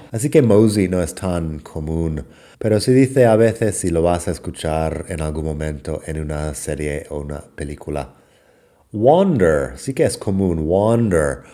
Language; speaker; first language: Spanish; non-native, fluent; English